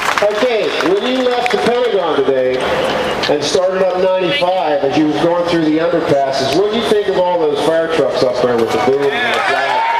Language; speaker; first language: English; native; English